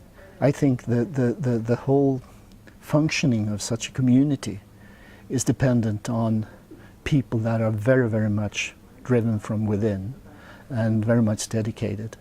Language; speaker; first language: English; non-native, fluent; Swedish